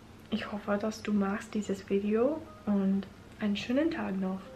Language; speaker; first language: German; non-native, learner; English